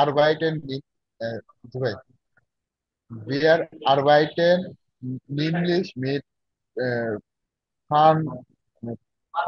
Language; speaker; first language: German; non-native, learner; Bangla